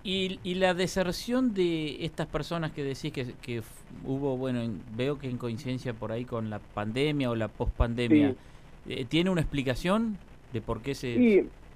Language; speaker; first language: Spanish; native; Spanish